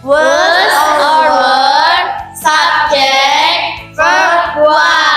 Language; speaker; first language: English; non-native, learner; Indonesian